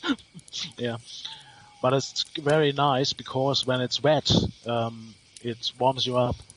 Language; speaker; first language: English; non-native, learner; German